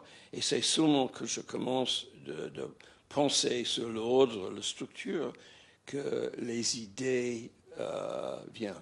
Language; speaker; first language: French; non-native, fluent; English